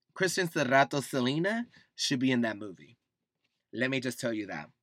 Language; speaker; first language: English; early bilingual, other home language; Spanish